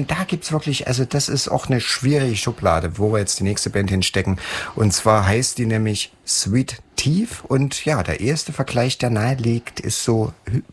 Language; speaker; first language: German; native; German